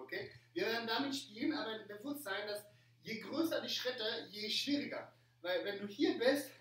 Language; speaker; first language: German; non-native, fluent; French